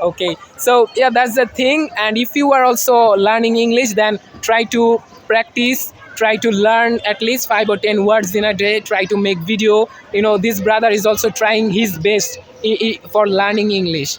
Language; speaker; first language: English; non-native, fluent; Bangla